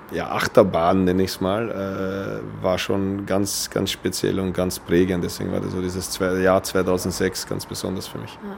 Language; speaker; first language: German; native; German